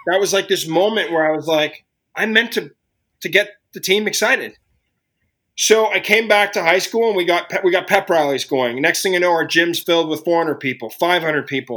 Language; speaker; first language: English; native; English